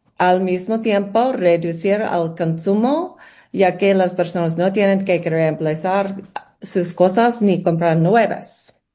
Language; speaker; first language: Spanish; non-native, learner; English